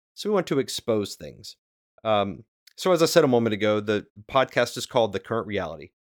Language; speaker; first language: English; native; English